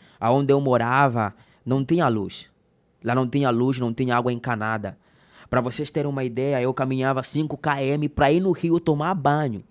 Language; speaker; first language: Portuguese; non-native, local second language; Makhuwa